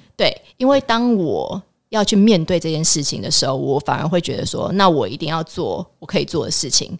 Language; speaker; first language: Chinese; early bilingual, heritage; Chinese